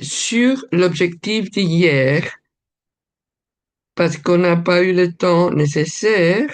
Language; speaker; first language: French; non-native, fluent; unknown